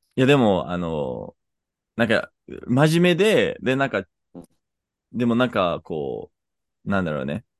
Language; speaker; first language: Japanese; native; Japanese